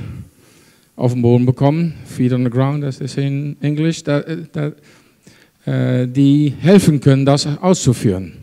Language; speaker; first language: German; non-native, fluent; Dutch